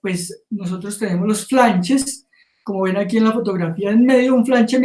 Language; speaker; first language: Spanish; native; Spanish